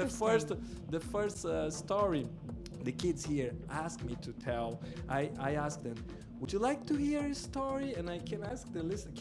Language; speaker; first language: English; non-native, fluent; Portuguese